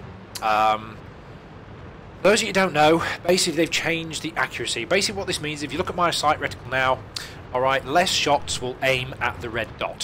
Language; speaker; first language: English; native; English